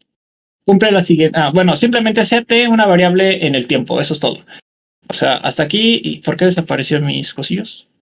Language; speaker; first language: Spanish; native; Spanish